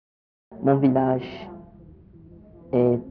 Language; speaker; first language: French; non-native, learner; English